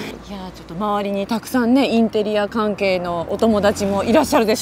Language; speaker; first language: Japanese; native; Japanese